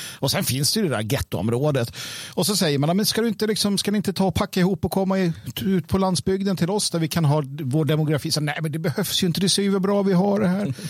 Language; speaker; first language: Swedish; native; Swedish